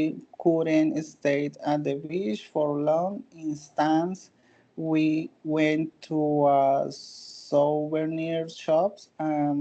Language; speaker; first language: English; non-native, learner; Spanish